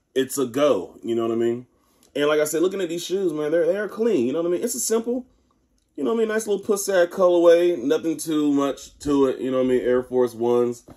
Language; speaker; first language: English; native; English